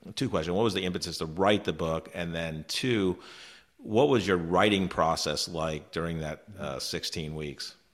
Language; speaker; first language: English; native; English